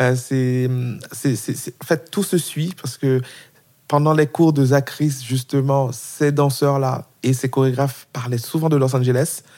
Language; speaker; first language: French; non-native, local second language; Haitian Creole